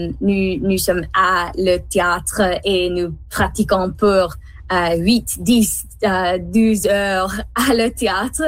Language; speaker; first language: French; non-native, learner; English